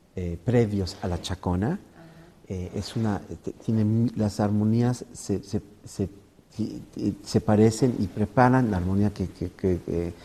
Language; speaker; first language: Spanish; native; Spanish